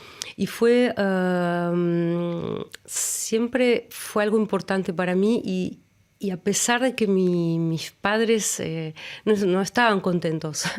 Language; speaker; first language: Spanish; early bilingual, other home language; German